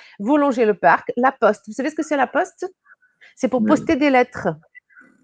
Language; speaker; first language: French; non-native, fluent; Portuguese